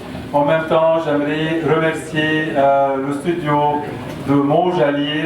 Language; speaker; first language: French; non-native, local second language; Arabic